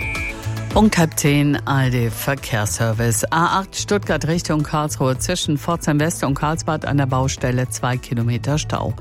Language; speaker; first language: German; native; German